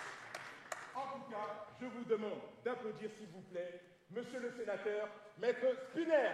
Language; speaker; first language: French; native; French